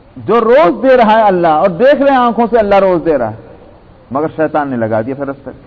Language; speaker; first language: Urdu; native; Urdu